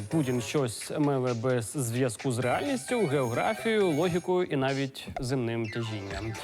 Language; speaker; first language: Ukrainian; native; Ukrainian